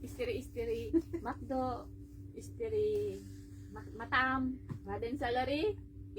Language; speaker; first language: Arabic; non-native, learner; Filipino